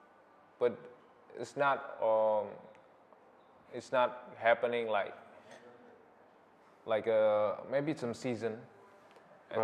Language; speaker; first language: English; non-native, learner; Indonesian